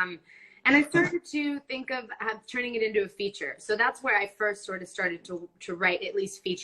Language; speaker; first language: English; non-native, fluent; Spanish